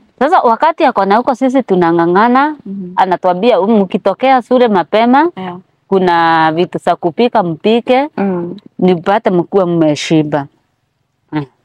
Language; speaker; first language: Swahili; non-native, local second language; Kikuyu